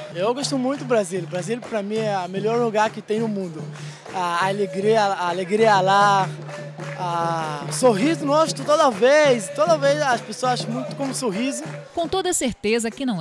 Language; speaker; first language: Portuguese; non-native, learner; Hebrew